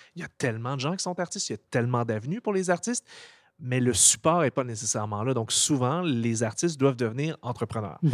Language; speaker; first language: French; native; French